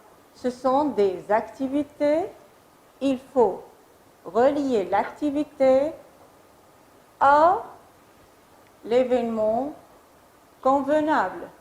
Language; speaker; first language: French; non-native, fluent; Arabic